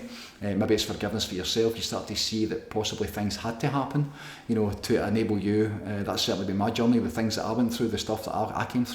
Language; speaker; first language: English; native; English